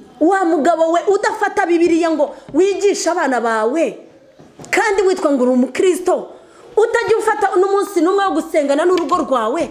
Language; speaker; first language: Kinyarwanda; early bilingual, heritage; Kinyarwanda